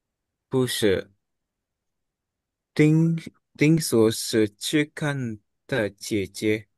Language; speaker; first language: Chinese; non-native, learner; Indonesian